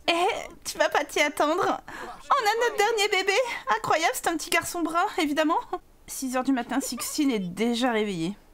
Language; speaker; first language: French; native; French